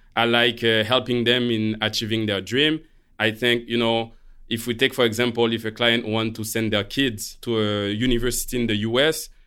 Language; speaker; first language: English; non-native, fluent; Haitian Creole